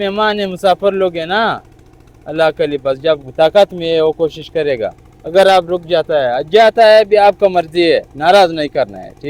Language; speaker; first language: Hindi; non-native, local second language; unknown